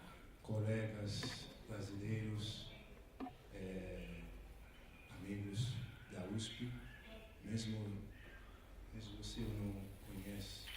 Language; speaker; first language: Portuguese; non-native, local second language; Haitian Creole